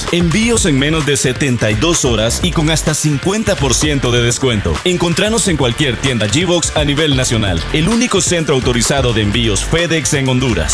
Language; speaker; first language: Spanish; native; Spanish